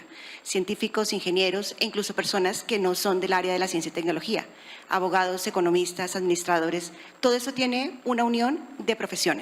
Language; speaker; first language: Spanish; native; Spanish